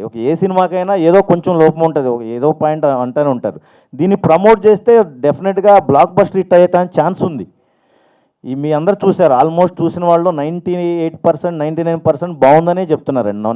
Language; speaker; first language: Telugu; native; Telugu